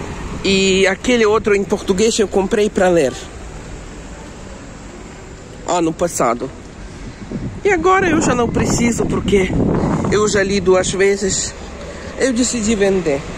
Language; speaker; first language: Portuguese; non-native, fluent; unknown